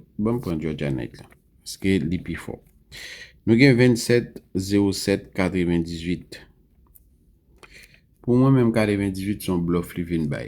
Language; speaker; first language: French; non-native, learner; Haitian Creole